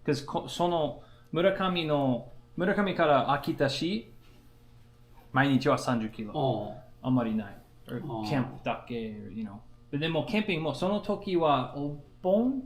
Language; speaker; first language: Japanese; non-native, learner; English